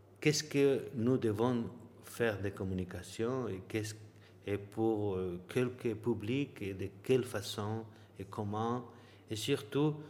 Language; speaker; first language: French; non-native, learner; Spanish